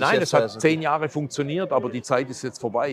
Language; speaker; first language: German; native; German